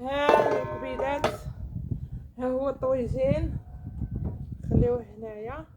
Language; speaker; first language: Arabic; native; Arabic